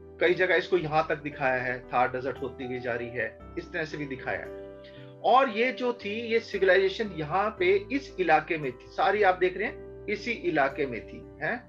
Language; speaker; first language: Hindi; native; Hindi